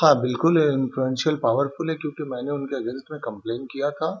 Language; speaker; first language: Hindi; non-native, local second language; Bangla